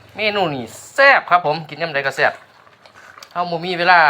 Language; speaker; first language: Thai; non-native, local second language; Northeastern Thai